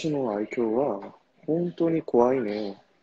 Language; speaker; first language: Japanese; non-native, learner; Korean